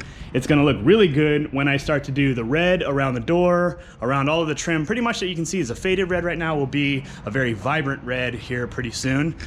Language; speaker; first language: English; native; English